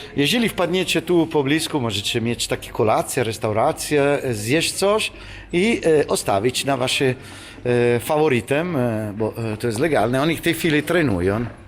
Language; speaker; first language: Polish; non-native, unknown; Italian